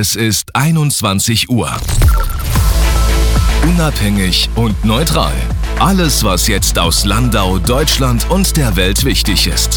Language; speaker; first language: German; native; German